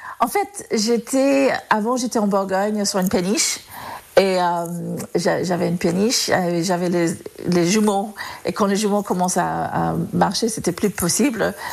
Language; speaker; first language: French; non-native, fluent; English